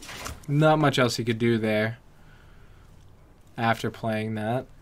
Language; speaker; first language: English; native; English